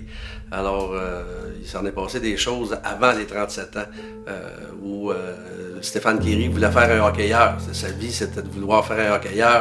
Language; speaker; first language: French; native; French